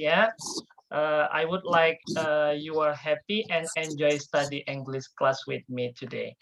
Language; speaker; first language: English; non-native, fluent; Indonesian